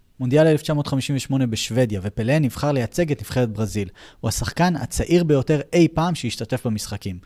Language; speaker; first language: Hebrew; native; Hebrew